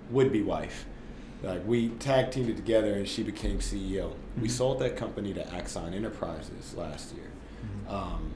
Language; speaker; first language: English; native; English